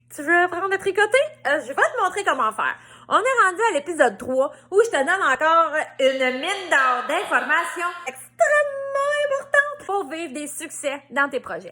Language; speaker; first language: French; native; French